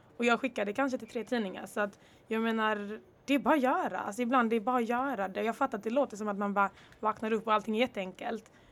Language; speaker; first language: Swedish; early bilingual, other home language; Kinyarwanda